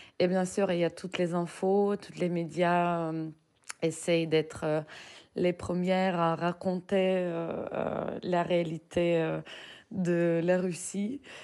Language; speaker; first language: French; non-native, fluent; Russian